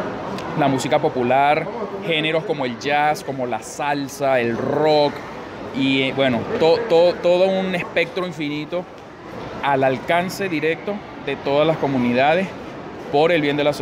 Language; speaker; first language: Spanish; native; Spanish